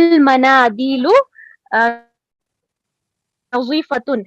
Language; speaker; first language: Arabic; non-native, learner; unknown